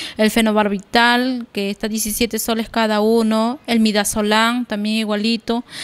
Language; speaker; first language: Spanish; native; Spanish